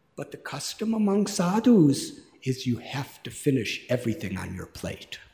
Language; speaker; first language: English; native; English